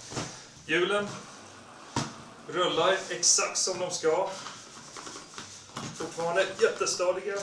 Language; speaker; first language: Swedish; non-native, local second language; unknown